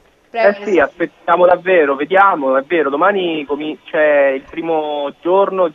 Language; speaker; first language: Italian; native; Italian